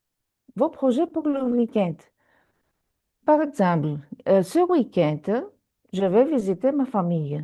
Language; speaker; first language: French; non-native, fluent; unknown